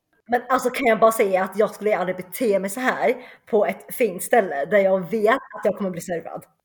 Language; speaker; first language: Swedish; early bilingual, other home language; Chinese